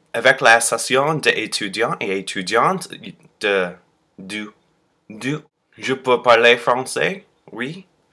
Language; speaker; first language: French; non-native, learner; English